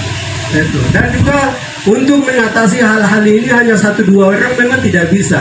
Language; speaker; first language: Indonesian; non-native, local second language; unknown